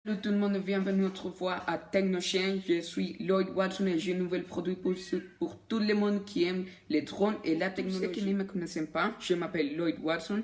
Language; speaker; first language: French; non-native, learner; Spanish